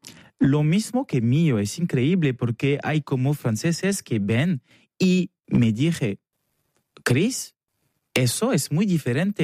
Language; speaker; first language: Spanish; non-native, learner; French